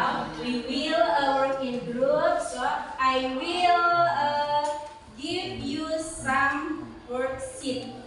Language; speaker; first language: English; non-native, learner; Indonesian